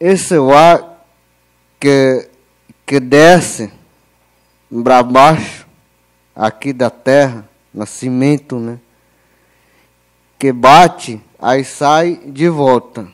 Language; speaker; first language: Portuguese; non-native, local second language; Yanomámi